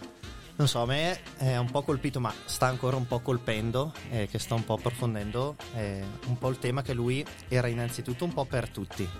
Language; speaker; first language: Italian; native; Italian